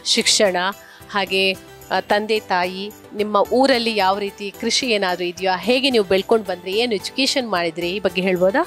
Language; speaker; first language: Kannada; native; Kannada